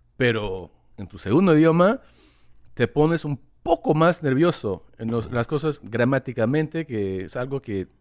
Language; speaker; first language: Spanish; early bilingual, heritage; English